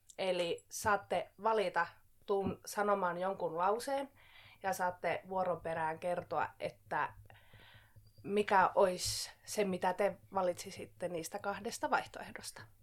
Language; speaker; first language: Finnish; non-native, local second language; Swedish